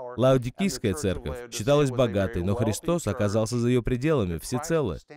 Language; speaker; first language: Russian; non-native, fluent; English